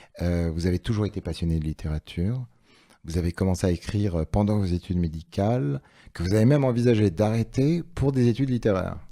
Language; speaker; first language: French; native; French